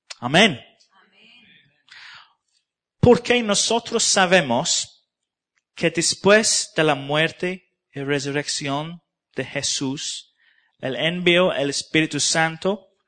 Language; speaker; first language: Spanish; non-native, learner; English